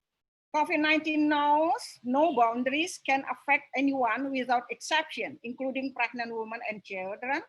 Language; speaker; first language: English; non-native, local second language; Indonesian